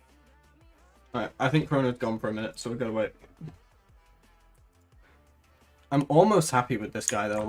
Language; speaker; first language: English; native; English